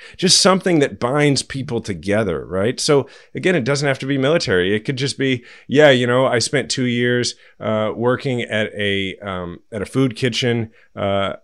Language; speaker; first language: English; native; English